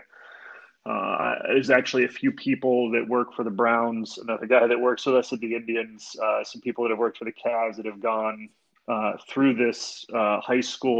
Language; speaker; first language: English; native; English